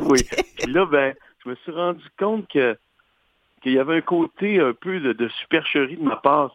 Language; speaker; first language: French; native; French